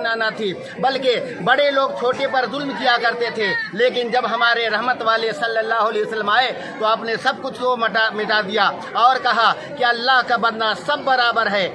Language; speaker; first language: Urdu; native; Urdu